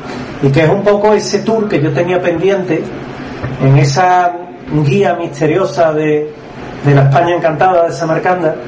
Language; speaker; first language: Spanish; native; Spanish